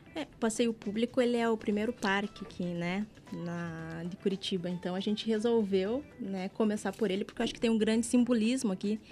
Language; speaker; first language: Portuguese; native; Portuguese